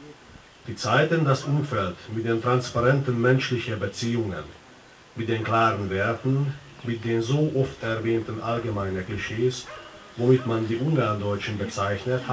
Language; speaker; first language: German; non-native, local second language; Hungarian